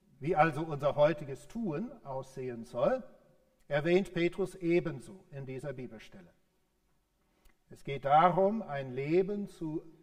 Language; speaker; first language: German; non-native, fluent; English